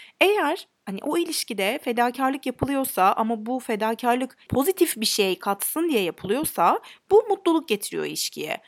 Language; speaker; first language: Turkish; native; Turkish